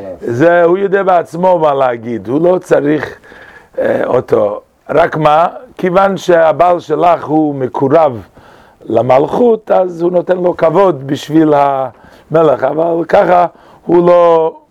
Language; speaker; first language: Hebrew; non-native, fluent; English